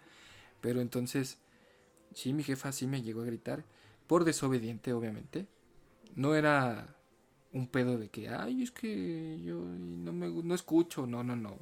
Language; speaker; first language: Spanish; native; Spanish